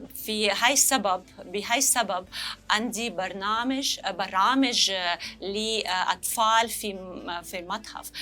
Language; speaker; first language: Arabic; non-native, learner; Russian